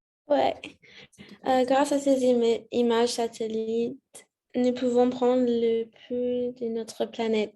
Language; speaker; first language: French; non-native, learner; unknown